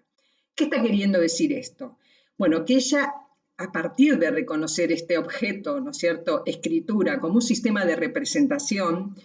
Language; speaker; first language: Spanish; native; Spanish